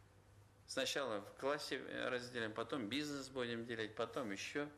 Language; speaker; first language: Russian; non-native, local second language; Tatar